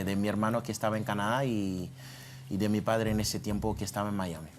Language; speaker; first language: Spanish; non-native, fluent; Haitian Creole